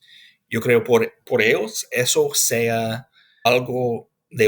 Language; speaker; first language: Spanish; non-native, fluent; English